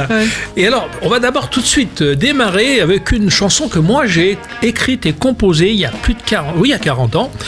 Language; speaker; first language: French; native; French